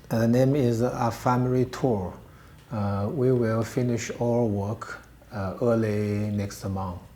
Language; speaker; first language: English; non-native, learner; Chinese